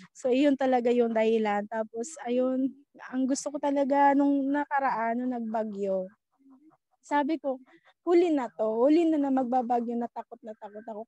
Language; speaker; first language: Filipino; non-native, local second language; Bikol